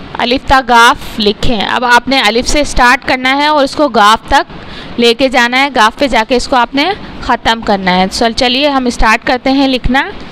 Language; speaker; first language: Urdu; non-native, local second language; Punjabi